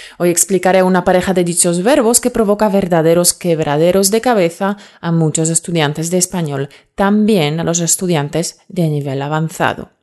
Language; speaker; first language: Spanish; non-native, fluent; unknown